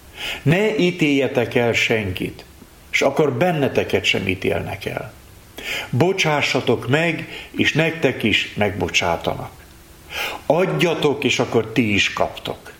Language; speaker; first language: Hungarian; native; Hungarian